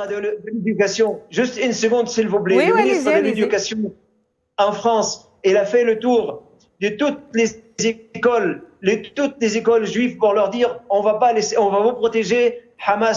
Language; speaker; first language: French; non-native, fluent; Arabic